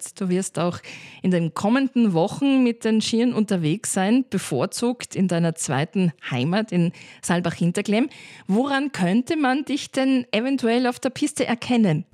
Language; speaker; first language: German; native; German